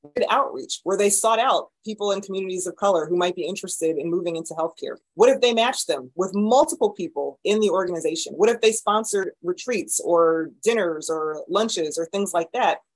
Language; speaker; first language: English; native; English